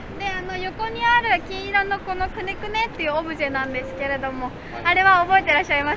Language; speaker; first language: Japanese; native; Japanese